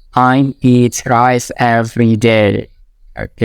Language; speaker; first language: English; non-native, fluent; Indonesian